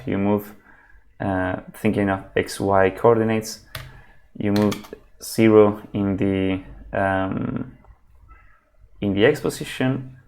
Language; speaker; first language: English; non-native, fluent; Spanish